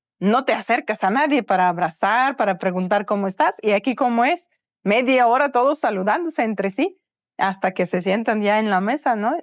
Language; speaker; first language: Spanish; non-native, fluent; Ukrainian